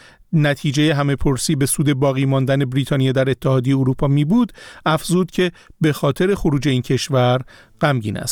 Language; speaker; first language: Persian; native; Persian